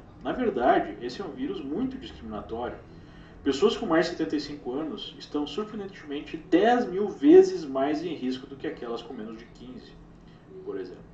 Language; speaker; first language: Portuguese; native; Portuguese